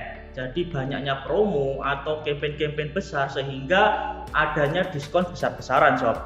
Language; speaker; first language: Indonesian; native; Indonesian